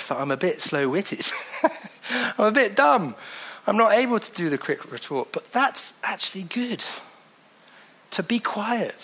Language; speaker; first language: English; native; English